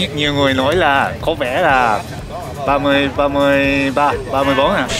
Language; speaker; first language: Vietnamese; non-native, learner; Japanese